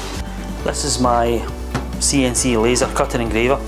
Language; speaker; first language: English; native; English